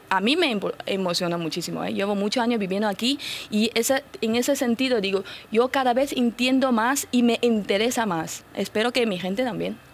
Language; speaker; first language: Spanish; non-native, fluent; Chinese